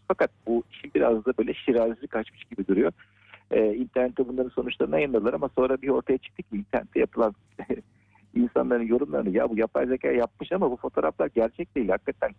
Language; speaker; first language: Turkish; native; Turkish